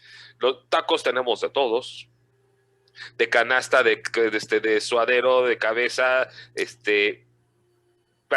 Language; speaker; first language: Spanish; native; Spanish